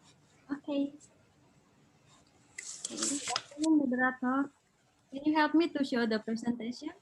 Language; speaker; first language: English; non-native, fluent; Indonesian